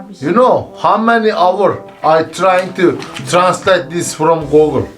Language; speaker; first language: English; non-native, learner; Turkish